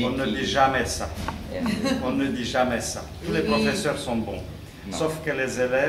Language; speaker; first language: French; non-native, fluent; Romanian